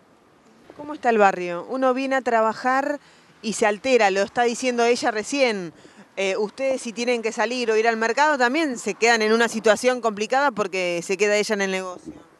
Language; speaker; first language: Spanish; native; Spanish